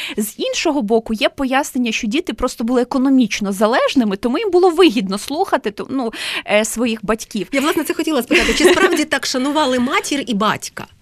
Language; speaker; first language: Ukrainian; native; Ukrainian